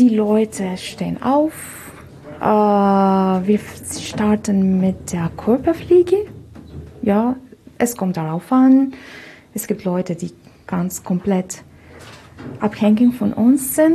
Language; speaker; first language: German; non-native, fluent; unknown